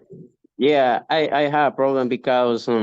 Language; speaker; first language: English; non-native, learner; Spanish